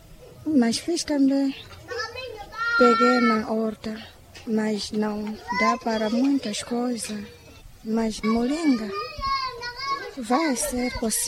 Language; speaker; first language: Portuguese; non-native, local second language; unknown